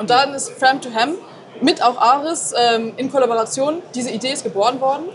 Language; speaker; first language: German; native; German